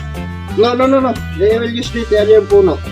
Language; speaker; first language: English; non-native, local second language; Filipino